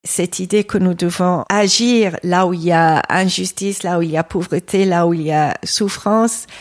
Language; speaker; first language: French; non-native, fluent; English